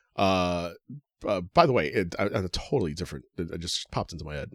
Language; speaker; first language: English; native; English